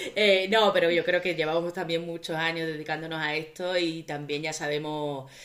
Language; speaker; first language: Spanish; native; Spanish